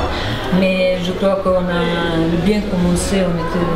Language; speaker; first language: French; non-native, fluent; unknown